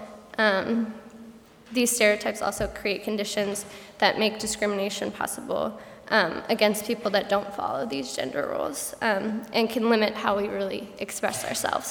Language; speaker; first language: English; native; English